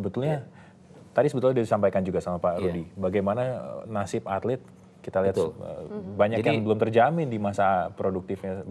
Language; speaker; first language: Indonesian; native; Indonesian